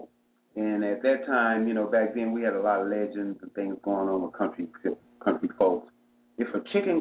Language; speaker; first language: English; native; English